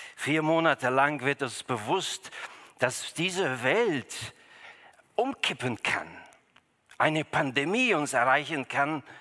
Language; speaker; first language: German; early bilingual, other home language; Russian